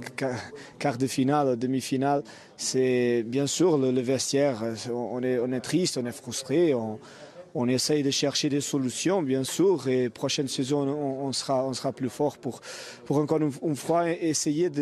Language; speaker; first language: French; non-native, fluent; Portuguese